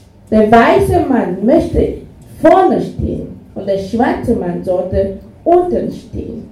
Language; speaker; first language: German; non-native, fluent; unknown